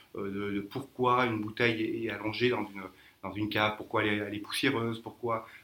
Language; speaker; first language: French; native; French